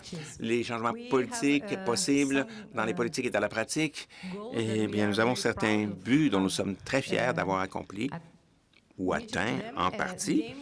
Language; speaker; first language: French; non-native, local second language; English